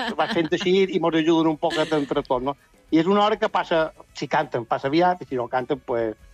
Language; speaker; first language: Catalan; native; Catalan